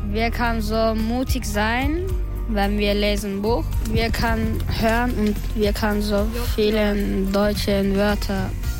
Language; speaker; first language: German; non-native, learner; Turkish